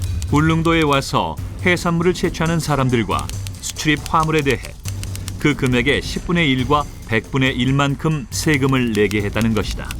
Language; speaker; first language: Korean; native; Korean